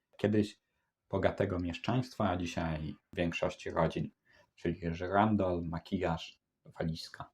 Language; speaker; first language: Polish; native; Polish